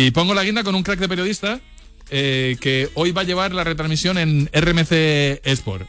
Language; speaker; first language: Spanish; native; Spanish